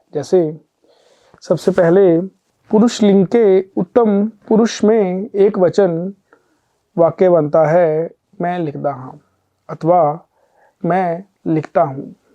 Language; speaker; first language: Hindi; non-native, local second language; Punjabi